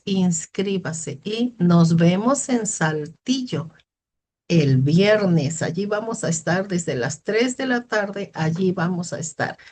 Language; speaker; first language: Spanish; native; Spanish